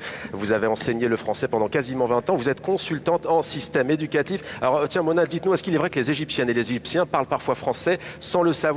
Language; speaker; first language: French; native; French